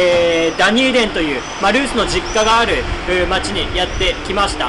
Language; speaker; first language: Japanese; native; Japanese